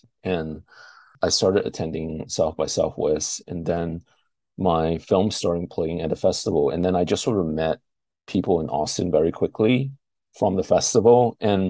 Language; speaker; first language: English; non-native, local second language; Chinese